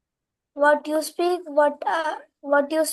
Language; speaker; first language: English; non-native, learner; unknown